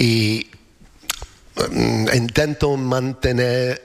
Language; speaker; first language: Spanish; non-native, fluent; English